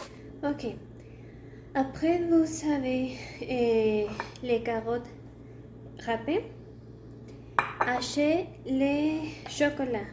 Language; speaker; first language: French; non-native, learner; Spanish